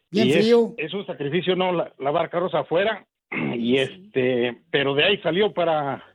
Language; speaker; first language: Spanish; native; Spanish